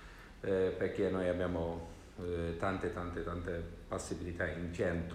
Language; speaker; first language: Italian; non-native, learner; Swedish